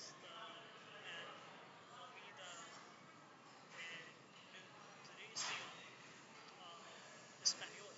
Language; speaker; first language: Spanish; non-native, learner; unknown